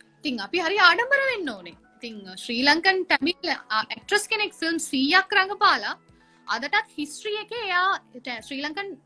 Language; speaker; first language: Sinhala; non-native, local second language; Tamil